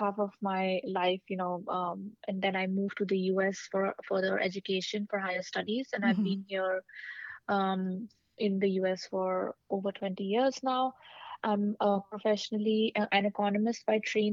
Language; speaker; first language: English; non-native, local second language; Hindi